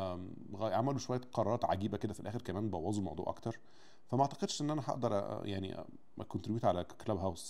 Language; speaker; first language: Arabic; native; Arabic